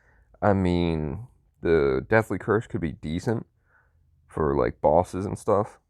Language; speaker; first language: English; native; English